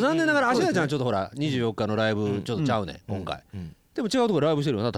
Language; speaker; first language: Japanese; native; Japanese